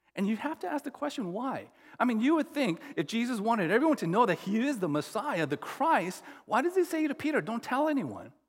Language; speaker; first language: English; native; English